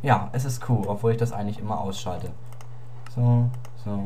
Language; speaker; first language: German; native; German